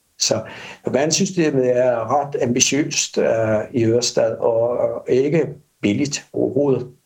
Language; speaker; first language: Danish; non-native, fluent; Finnish